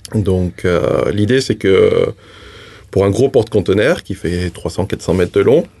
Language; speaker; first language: French; native; French